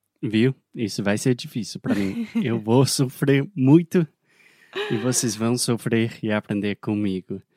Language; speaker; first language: Portuguese; non-native, fluent; English